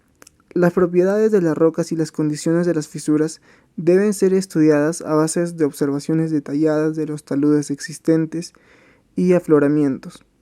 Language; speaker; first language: Spanish; native; Spanish